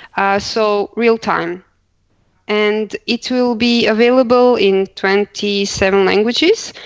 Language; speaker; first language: English; non-native, fluent; Croatian